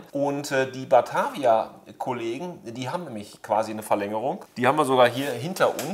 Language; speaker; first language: German; native; German